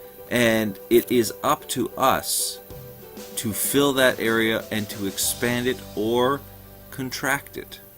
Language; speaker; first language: English; native; English